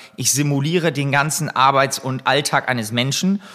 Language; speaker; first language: German; native; German